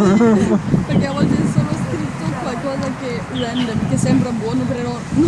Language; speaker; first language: Italian; non-native, learner; Chinese